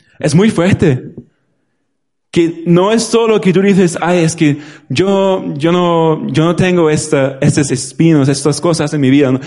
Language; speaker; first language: Spanish; non-native, fluent; German